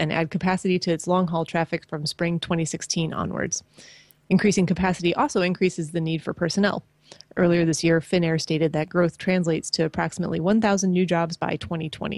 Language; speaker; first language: English; native; English